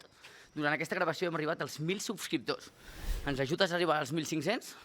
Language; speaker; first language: Catalan; native; Catalan